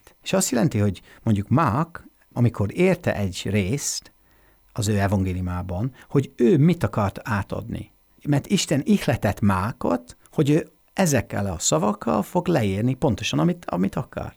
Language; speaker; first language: Hungarian; non-native, fluent; English